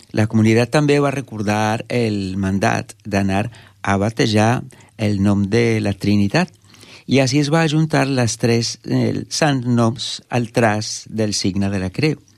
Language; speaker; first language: Catalan; non-native, fluent; Spanish